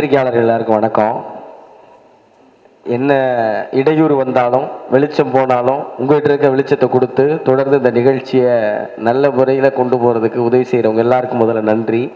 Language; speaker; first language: Tamil; native; Tamil